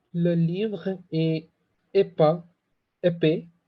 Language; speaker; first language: French; non-native, learner; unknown